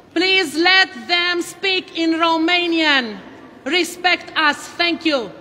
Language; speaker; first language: English; non-native, learner; Romanian